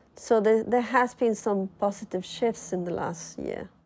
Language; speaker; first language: English; early bilingual, other home language; Spanish